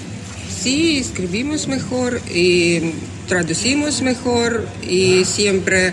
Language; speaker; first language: Spanish; non-native, learner; Russian